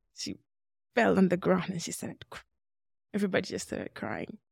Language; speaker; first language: English; non-native, local second language; Swahili